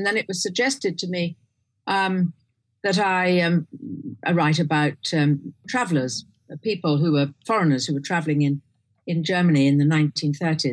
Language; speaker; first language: English; native; English